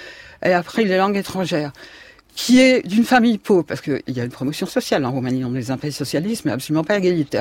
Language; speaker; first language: French; native; French